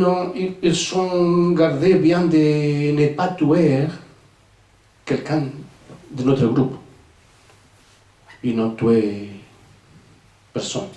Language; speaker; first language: French; non-native, fluent; Spanish